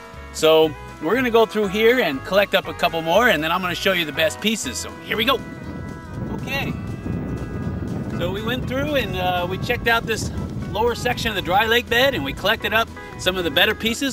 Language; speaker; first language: English; native; English